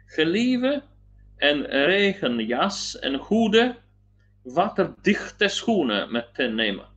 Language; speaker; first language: Dutch; non-native, learner; Polish